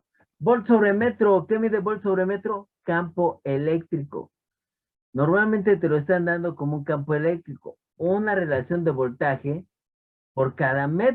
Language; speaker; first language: Spanish; native; Spanish